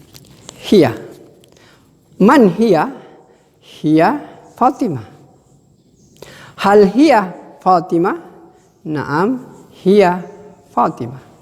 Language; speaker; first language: Arabic; non-native, fluent; Indonesian